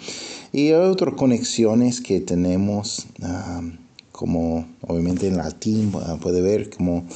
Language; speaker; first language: Spanish; non-native, fluent; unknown